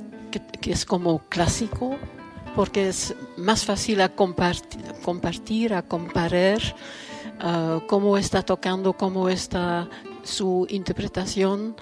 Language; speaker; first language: Spanish; non-native, fluent; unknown